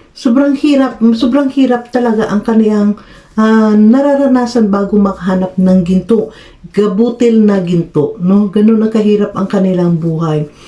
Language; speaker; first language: Filipino; native; Filipino